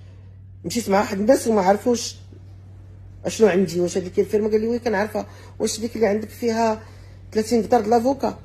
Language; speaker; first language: Arabic; native; Arabic